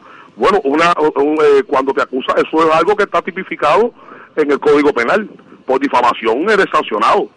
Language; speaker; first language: Spanish; native; Spanish